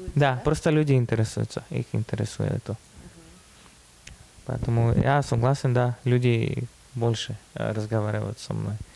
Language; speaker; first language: Russian; non-native, fluent; Slovak